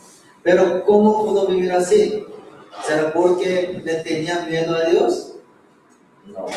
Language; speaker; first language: Spanish; non-native, fluent; Korean